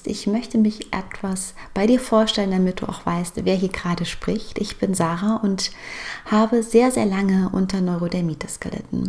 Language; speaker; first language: German; native; German